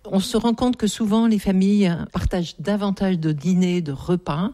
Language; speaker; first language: French; native; French